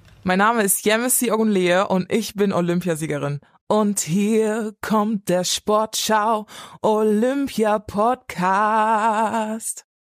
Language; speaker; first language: German; native; German